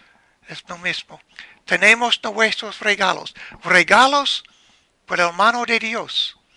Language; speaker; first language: Spanish; non-native, learner; English